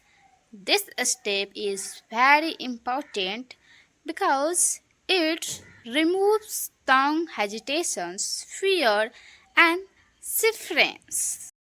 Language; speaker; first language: English; non-native, local second language; Hindi